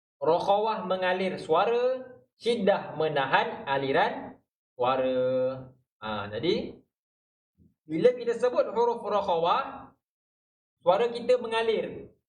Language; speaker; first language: Malay; native; Malay